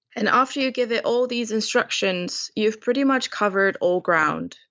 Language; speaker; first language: English; non-native, fluent; Romanian